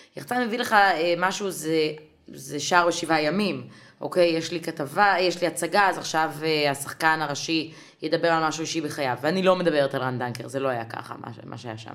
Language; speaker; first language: Hebrew; native; Hebrew